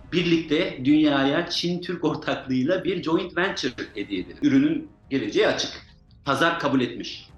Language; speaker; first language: Turkish; native; Turkish